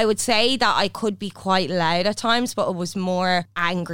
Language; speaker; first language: English; native; English